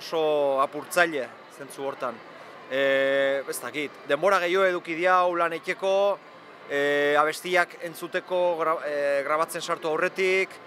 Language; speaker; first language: Basque; native; Basque